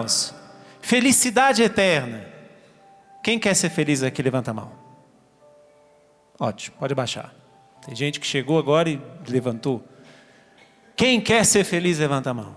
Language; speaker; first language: Portuguese; native; Portuguese